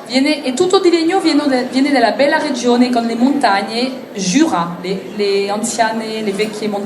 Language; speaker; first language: Italian; non-native, learner; French